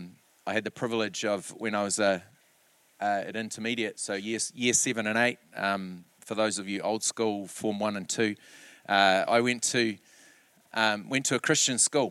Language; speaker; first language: English; native; English